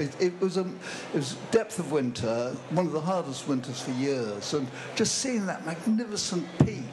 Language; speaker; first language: English; native; English